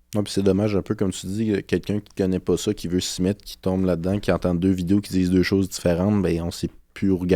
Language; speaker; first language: French; native; French